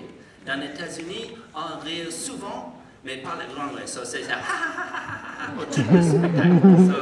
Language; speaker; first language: French; non-native, learner; English